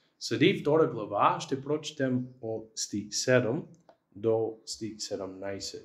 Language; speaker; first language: Bulgarian; non-native, fluent; English